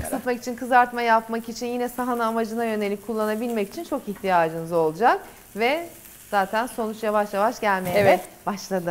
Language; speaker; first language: Turkish; native; Turkish